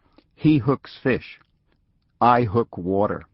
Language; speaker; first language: English; native; English